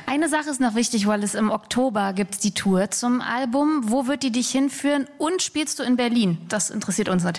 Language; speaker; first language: German; native; German